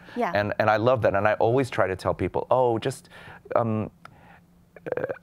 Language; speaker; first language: English; native; English